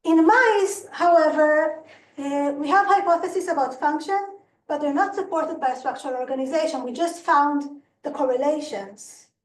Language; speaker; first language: English; non-native, fluent; Hebrew